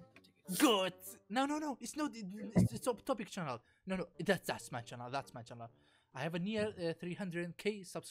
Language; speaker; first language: English; non-native, learner; Central Kurdish